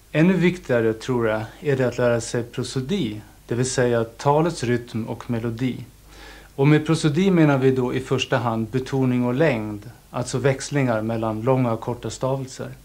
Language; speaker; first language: Swedish; non-native, fluent; German